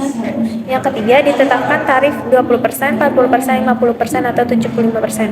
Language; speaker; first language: Indonesian; native; Indonesian